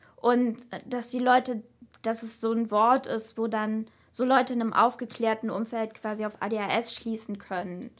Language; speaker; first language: German; native; German